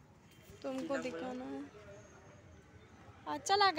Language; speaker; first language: Hindi; non-native, fluent; Bangla